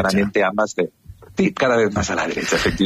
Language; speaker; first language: Spanish; native; Spanish